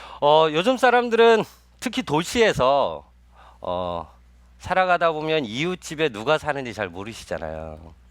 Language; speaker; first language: Korean; native; Korean